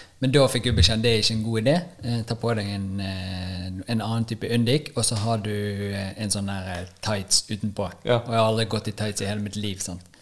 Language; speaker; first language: Norwegian; native; Norwegian